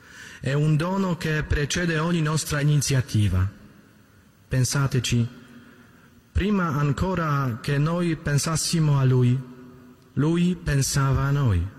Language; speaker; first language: Italian; native; Italian